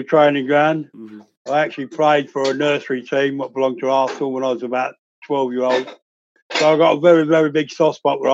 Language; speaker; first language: English; native; English